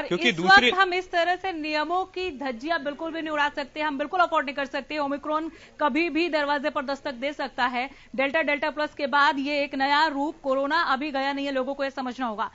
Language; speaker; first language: Hindi; native; Hindi